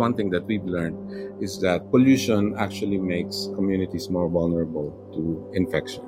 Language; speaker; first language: English; non-native, local second language; Filipino